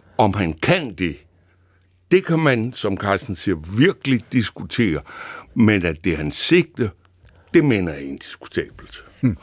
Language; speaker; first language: Danish; native; Danish